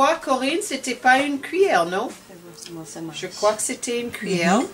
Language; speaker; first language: French; non-native, learner; English